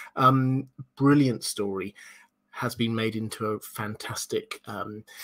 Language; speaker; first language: English; native; English